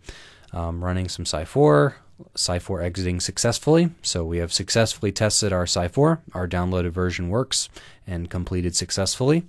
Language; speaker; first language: English; native; English